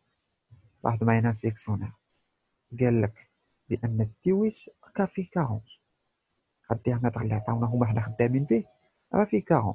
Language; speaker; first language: Arabic; native; Arabic